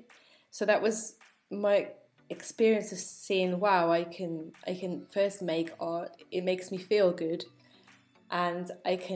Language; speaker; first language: English; native; English